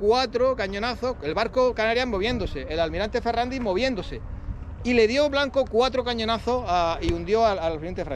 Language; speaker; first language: Spanish; native; Spanish